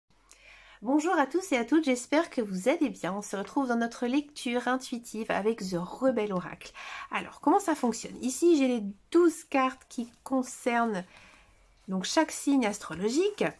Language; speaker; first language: French; native; French